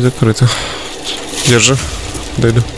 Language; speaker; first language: Russian; native; Russian